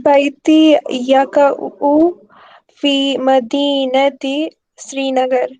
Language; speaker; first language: Arabic; non-native, learner; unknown